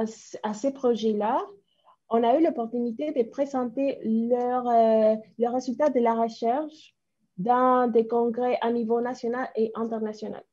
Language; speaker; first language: French; non-native, fluent; Spanish